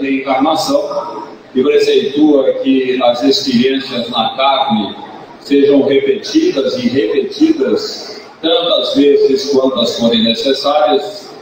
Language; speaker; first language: Portuguese; native; Portuguese